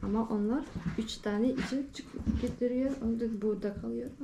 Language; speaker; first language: Turkish; non-native, learner; Yakut